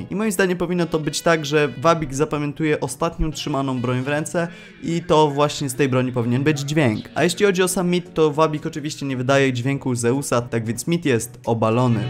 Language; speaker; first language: Polish; native; Polish